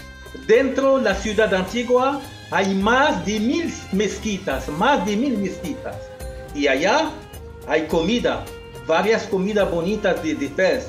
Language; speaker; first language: Spanish; non-native, fluent; Arabic